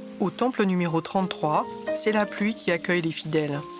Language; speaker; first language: French; native; French